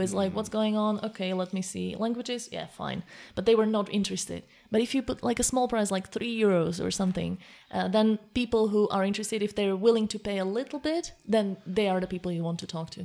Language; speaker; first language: English; non-native, fluent; Slovak